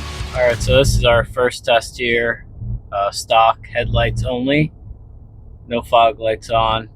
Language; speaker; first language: English; native; English